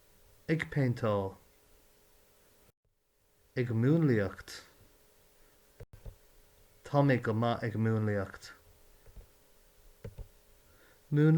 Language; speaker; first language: Irish; non-native, learner; English